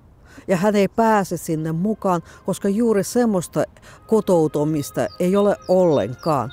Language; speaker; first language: Finnish; non-native, fluent; Russian